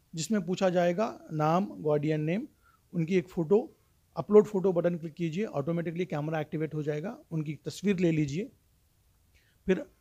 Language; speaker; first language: Hindi; non-native, local second language; Urdu